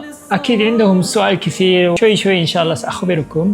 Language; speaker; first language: Arabic; non-native, fluent; Korean